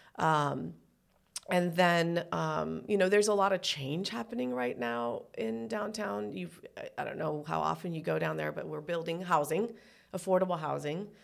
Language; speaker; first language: English; early bilingual, other home language; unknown